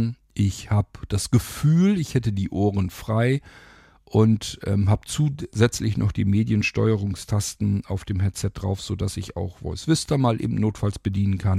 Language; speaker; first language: German; native; German